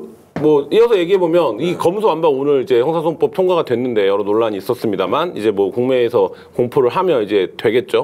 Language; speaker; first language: Korean; native; Korean